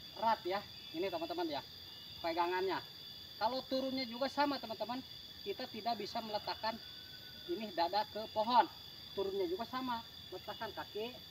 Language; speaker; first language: Indonesian; native; Indonesian